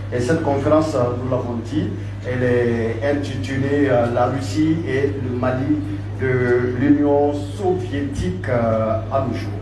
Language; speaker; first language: French; native; French